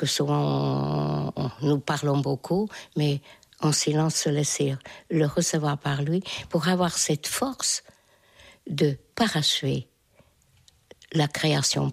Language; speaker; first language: French; non-native, fluent; Hungarian